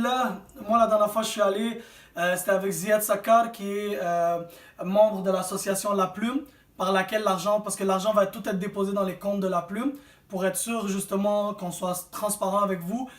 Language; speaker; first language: French; native; French